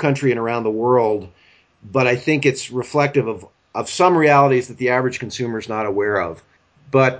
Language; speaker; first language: English; native; English